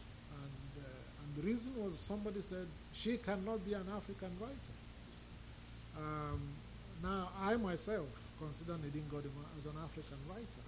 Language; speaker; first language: English; non-native, local second language; Igbo